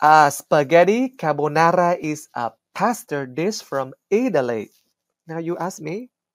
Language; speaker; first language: English; non-native, fluent; Vietnamese